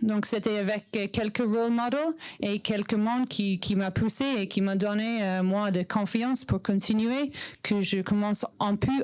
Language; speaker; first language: French; non-native, learner; English